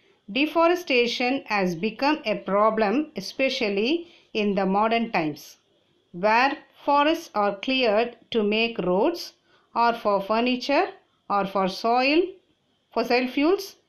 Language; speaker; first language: English; non-native, local second language; Tamil